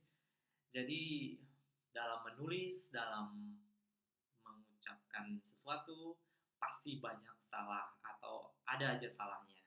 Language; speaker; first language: Indonesian; non-native, local second language; Balinese